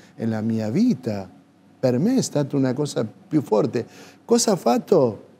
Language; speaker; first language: Italian; non-native, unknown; Spanish